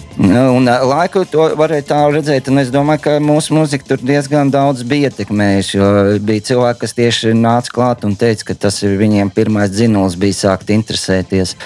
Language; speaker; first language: Latvian; native; Latvian